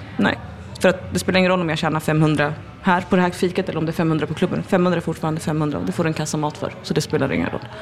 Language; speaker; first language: Swedish; native; Swedish